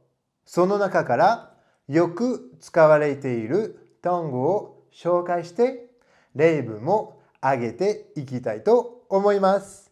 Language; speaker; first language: Japanese; non-native, fluent; French